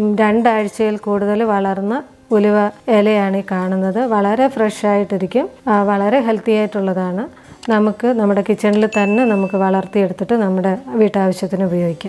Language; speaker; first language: Malayalam; native; Malayalam